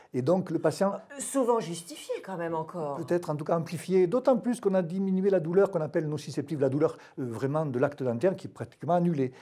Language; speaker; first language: French; native; French